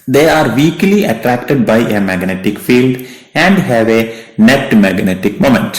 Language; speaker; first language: English; non-native, local second language; Malayalam